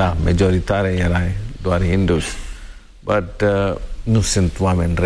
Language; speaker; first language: Romanian; non-native, learner; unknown